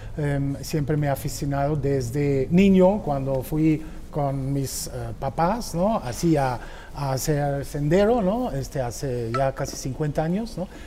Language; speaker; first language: Spanish; non-native, fluent; German